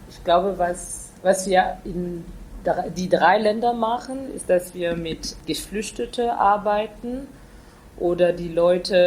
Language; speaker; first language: German; non-native, fluent; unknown